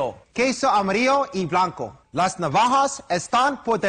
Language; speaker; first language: Spanish; non-native, learner; English